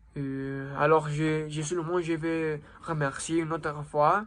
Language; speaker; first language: French; non-native, learner; Spanish